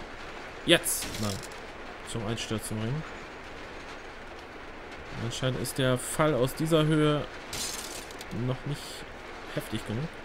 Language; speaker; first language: German; native; German